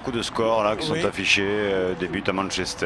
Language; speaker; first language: French; native; French